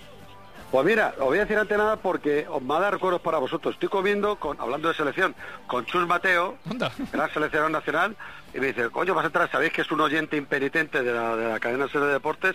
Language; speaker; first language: Spanish; native; Spanish